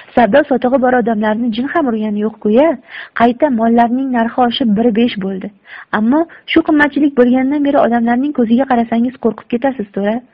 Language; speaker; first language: Uzbek; native; Uzbek